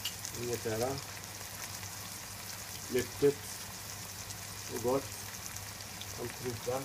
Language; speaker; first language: Swedish; non-native, fluent; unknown